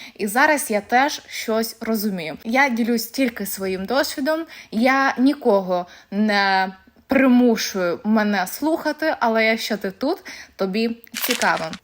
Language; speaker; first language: Ukrainian; non-native, local second language; Russian